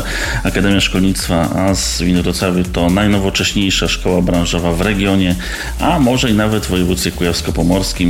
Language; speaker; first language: Polish; native; Polish